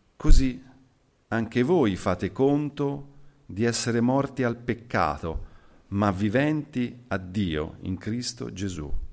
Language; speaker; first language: Italian; native; Italian